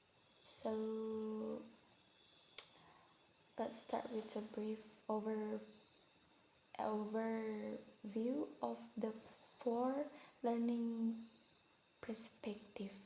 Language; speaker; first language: English; non-native, learner; Indonesian